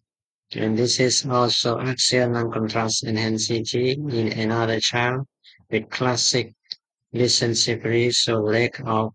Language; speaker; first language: English; non-native, fluent; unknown